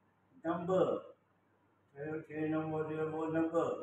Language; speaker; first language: English; non-native, learner; Thai